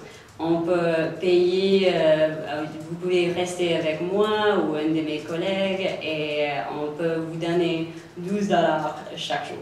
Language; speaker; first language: French; non-native, local second language; English